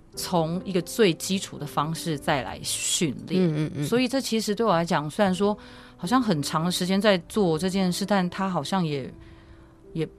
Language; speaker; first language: Chinese; native; Chinese